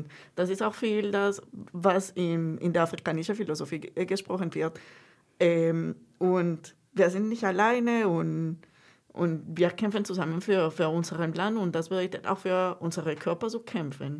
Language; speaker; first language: German; non-native, fluent; Spanish